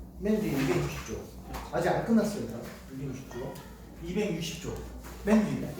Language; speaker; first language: Korean; native; Korean